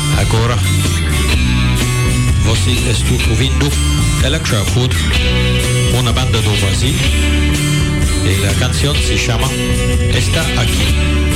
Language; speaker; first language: Portuguese; non-native, learner; English